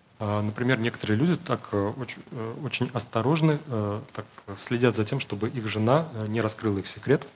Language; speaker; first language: Russian; native; Russian